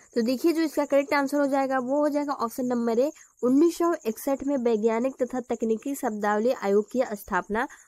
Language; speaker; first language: Hindi; native; Hindi